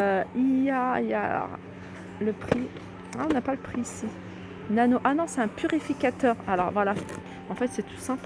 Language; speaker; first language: French; native; French